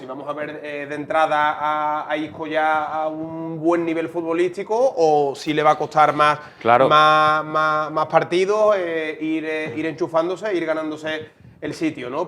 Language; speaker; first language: Spanish; native; Spanish